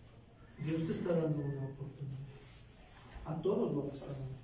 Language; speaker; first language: Spanish; native; Spanish